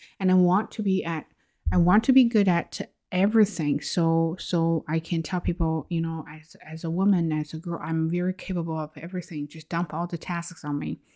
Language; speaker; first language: English; non-native, fluent; Chinese